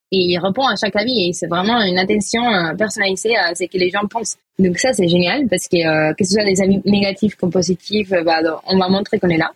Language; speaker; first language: French; non-native, fluent; Spanish